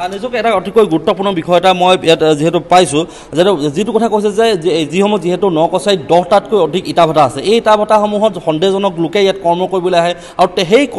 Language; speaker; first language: Assamese; native; Assamese